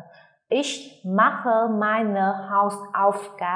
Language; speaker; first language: German; non-native, fluent; Vietnamese